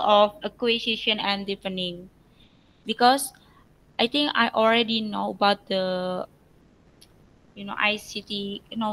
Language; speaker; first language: English; non-native, learner; Indonesian